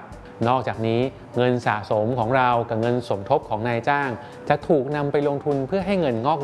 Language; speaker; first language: Thai; native; Thai